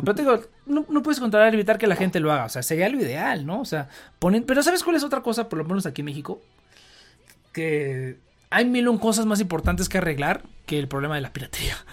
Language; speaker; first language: Spanish; native; Spanish